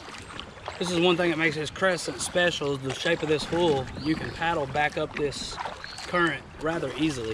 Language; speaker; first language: English; native; English